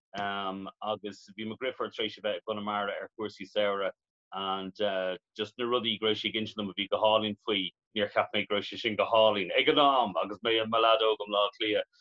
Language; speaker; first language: Irish; non-native, local second language; English